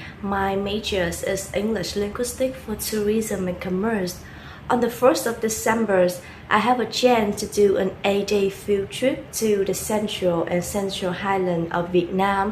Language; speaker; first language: English; non-native, learner; Vietnamese